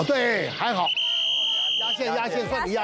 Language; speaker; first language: Chinese; native; Chinese